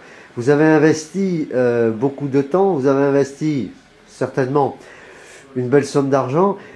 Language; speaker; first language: French; native; French